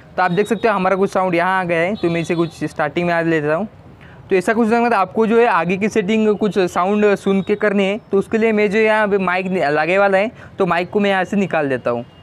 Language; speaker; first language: Hindi; non-native, local second language; Marathi